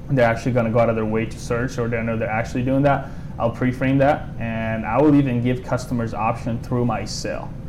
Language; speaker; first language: English; non-native, fluent; Italian